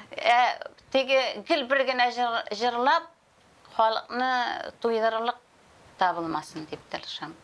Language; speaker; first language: Tatar; native; Tatar